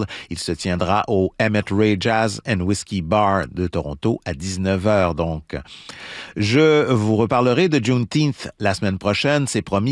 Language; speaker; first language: French; native; French